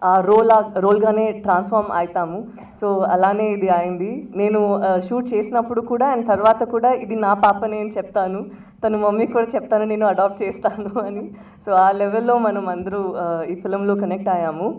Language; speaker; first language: Telugu; non-native, local second language; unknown